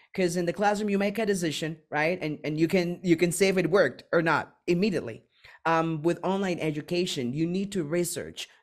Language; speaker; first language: English; non-native, fluent; Spanish